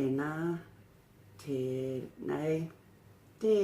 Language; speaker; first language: Māori; non-native, learner; English